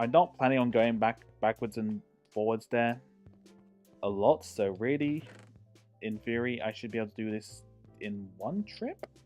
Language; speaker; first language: English; native; English